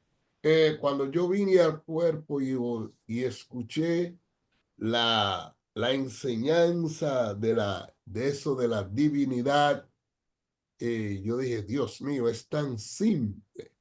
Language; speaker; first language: Spanish; non-native, fluent; English